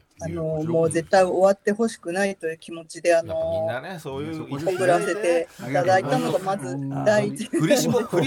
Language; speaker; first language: Japanese; native; Japanese